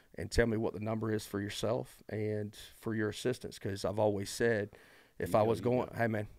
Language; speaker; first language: English; native; English